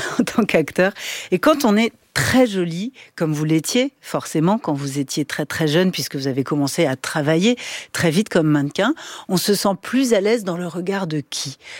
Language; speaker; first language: French; native; French